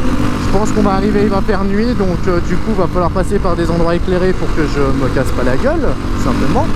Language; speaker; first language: French; native; French